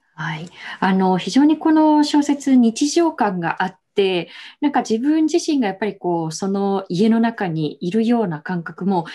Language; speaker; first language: Japanese; native; Japanese